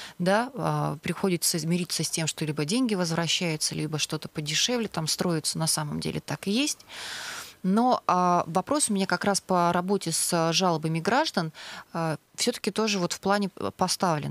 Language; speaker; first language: Russian; native; Russian